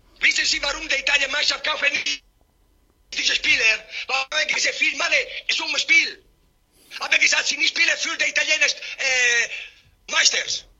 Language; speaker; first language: German; non-native, learner; Italian